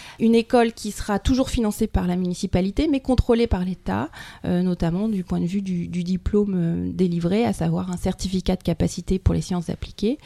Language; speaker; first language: French; native; French